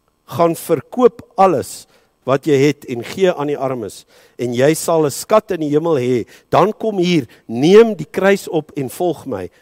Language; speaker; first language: Afrikaans; early bilingual, heritage; Afrikaans